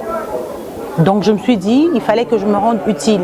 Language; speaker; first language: French; non-native, local second language; Lingala